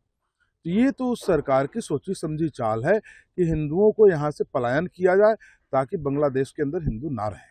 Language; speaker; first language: Hindi; native; Hindi